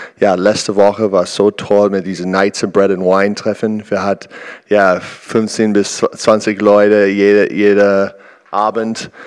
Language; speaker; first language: German; non-native, learner; English